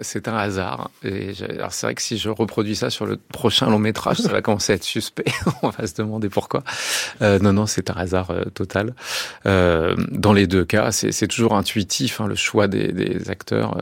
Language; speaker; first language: French; native; French